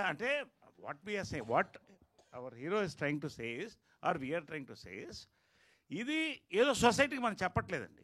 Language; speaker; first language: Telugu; native; Telugu